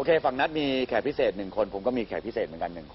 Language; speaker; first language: Thai; native; Thai